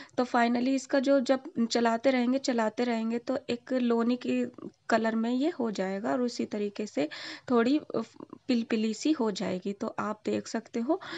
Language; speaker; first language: Hindi; native; Hindi